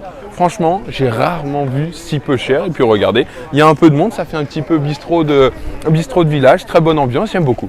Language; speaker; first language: French; native; French